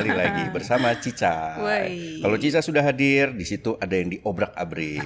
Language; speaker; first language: Indonesian; native; Indonesian